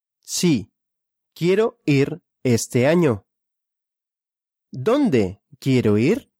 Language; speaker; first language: Spanish; non-native, fluent; Russian